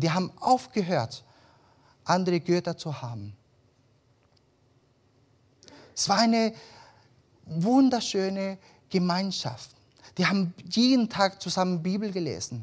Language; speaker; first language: German; early bilingual, other home language; Spanish